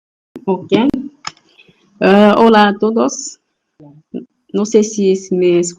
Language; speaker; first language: Spanish; non-native, fluent; French